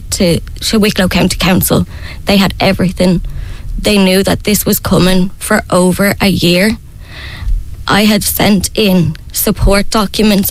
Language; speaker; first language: English; native; English